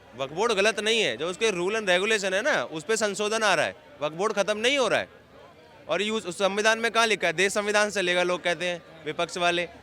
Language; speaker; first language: Hindi; native; Hindi